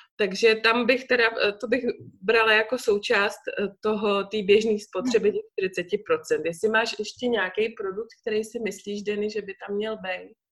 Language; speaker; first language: Czech; native; Czech